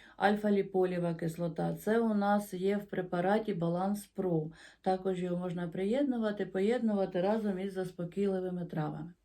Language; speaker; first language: Ukrainian; non-native, local second language; Russian